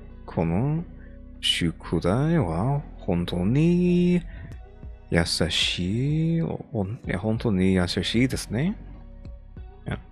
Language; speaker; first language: Japanese; non-native, learner; English